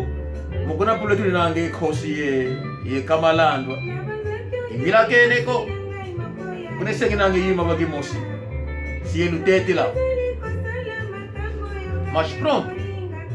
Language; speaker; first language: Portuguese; non-native, local second language; Kongo